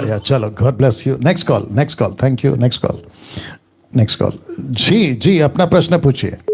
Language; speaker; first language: Hindi; native; Hindi